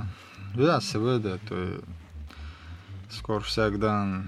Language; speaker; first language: Slovenian; non-native, learner; Russian